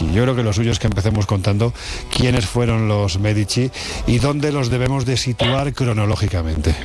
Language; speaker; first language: Spanish; native; Spanish